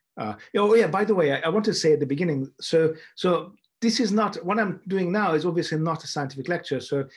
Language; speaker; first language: English; non-native, fluent; Hungarian